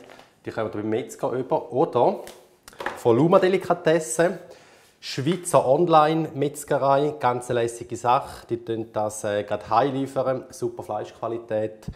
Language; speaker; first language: German; native; German